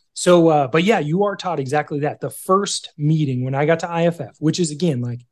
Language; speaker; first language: English; native; English